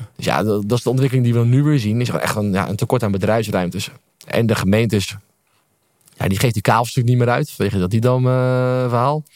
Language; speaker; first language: Dutch; native; Dutch